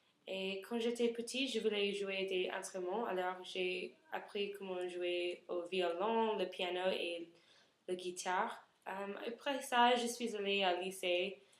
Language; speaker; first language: French; non-native, learner; English